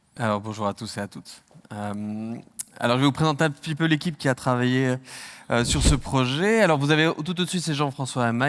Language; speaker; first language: French; native; French